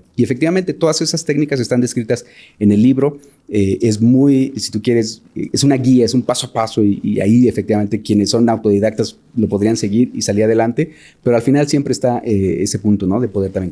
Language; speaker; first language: Spanish; native; Spanish